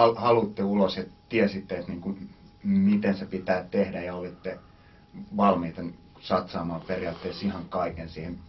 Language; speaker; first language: Finnish; native; Finnish